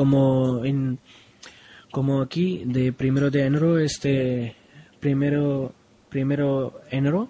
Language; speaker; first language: Spanish; non-native, learner; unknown